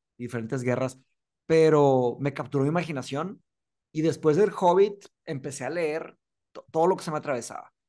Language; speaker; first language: Spanish; native; Spanish